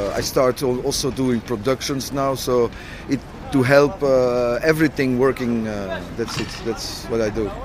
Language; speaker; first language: English; non-native, learner; French